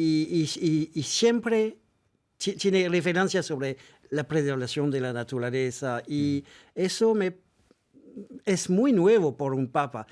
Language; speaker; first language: Spanish; non-native, fluent; French